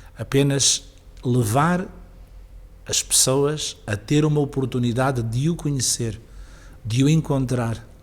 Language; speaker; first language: Portuguese; native; Portuguese